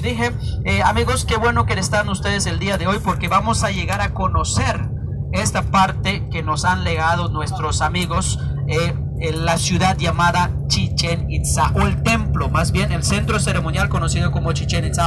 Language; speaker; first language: Spanish; native; Spanish